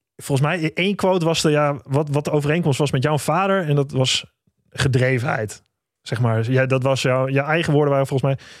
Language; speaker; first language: Dutch; native; Dutch